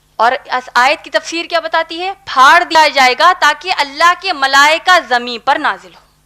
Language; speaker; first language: Urdu; native; Urdu